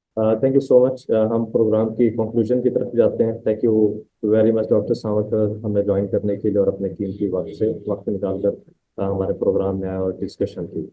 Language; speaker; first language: Urdu; non-native, local second language; Saraiki